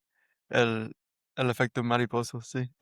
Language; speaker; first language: Spanish; non-native, learner; English